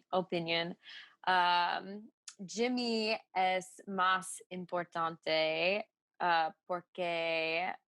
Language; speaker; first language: Spanish; non-native, learner; English